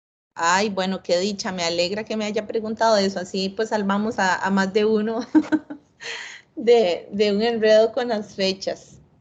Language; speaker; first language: Spanish; native; Spanish